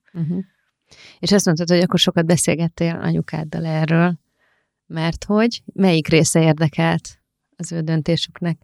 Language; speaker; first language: Hungarian; native; Hungarian